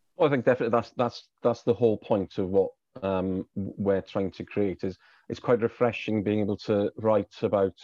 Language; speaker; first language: English; native; English